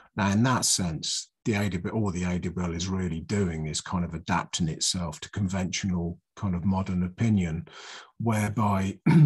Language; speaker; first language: English; native; English